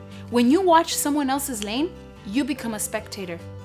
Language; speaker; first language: English; early bilingual, other home language; Spanish